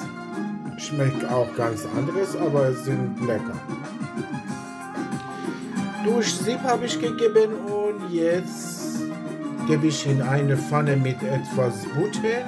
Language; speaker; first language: German; non-native, learner; Persian